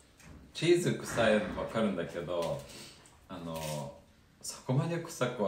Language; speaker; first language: Japanese; non-native, fluent; Lithuanian